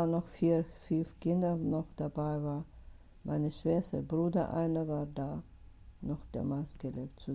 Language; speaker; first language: German; non-native, learner; Russian